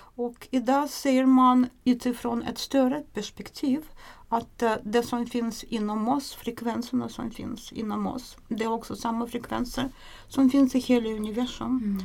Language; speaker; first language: Swedish; non-native, fluent; Russian